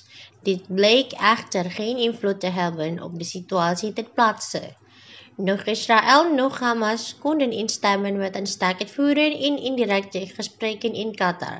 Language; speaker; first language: Dutch; non-native, fluent; Indonesian